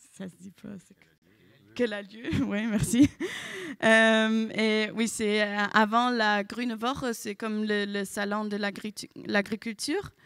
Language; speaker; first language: French; non-native, fluent; German